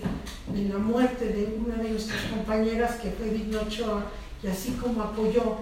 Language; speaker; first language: Spanish; native; Spanish